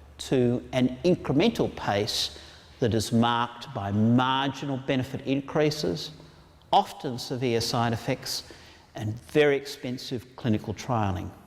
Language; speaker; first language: English; native; English